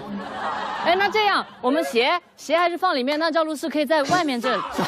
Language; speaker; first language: Chinese; native; Chinese